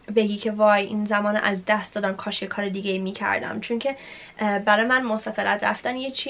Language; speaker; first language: Persian; early bilingual, heritage; Persian